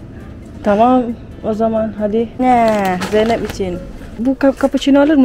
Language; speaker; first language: Turkish; non-native, learner; Indonesian